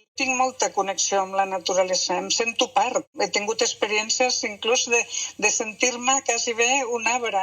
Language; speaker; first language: Catalan; non-native, local second language; Spanish